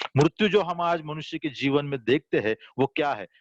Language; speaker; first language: Hindi; non-native, local second language; Marathi